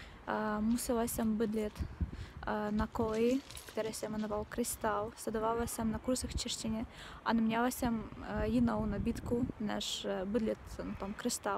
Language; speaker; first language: Czech; non-native, learner; Russian